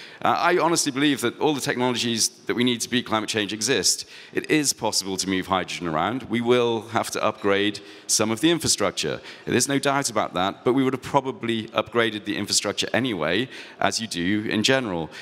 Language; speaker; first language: English; native; English